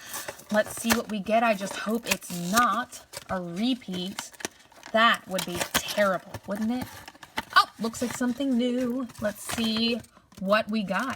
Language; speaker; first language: English; native; English